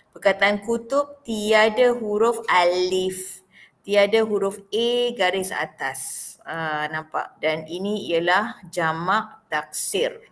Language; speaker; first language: Malay; native; Malay